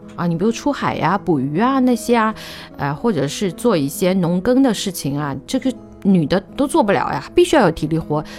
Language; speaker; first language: Chinese; native; Chinese